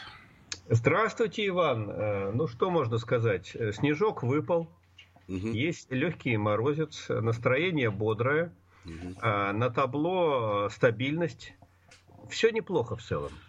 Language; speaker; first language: Russian; native; Russian